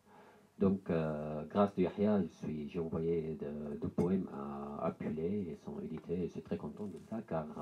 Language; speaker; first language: French; non-native, learner; Arabic